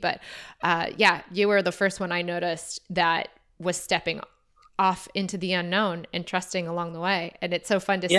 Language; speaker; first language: English; native; English